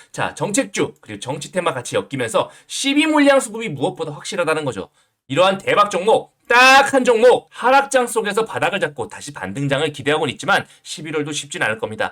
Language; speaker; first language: Korean; native; Korean